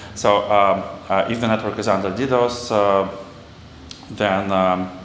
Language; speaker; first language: English; non-native, fluent; Russian